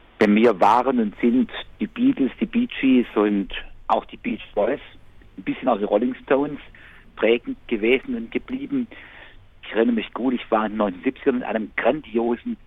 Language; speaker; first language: German; native; German